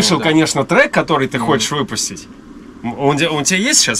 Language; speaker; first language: Russian; native; Russian